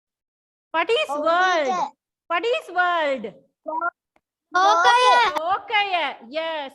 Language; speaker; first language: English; non-native, local second language; Sinhala